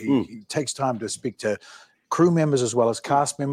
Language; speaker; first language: English; native; English